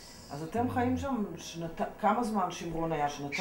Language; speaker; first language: Hebrew; native; Hebrew